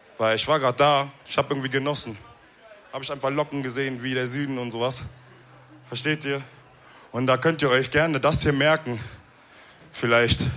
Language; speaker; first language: German; early bilingual, other home language; Wolof